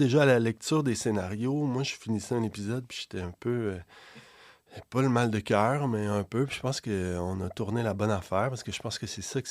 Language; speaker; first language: French; native; French